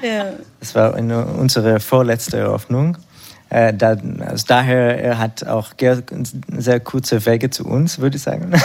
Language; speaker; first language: German; non-native, fluent; Hebrew